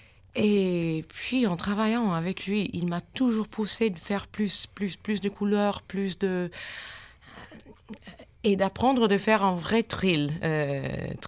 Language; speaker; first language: French; non-native, fluent; English